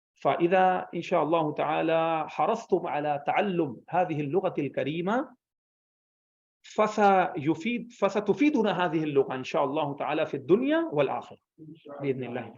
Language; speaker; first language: Arabic; non-native, fluent; Urdu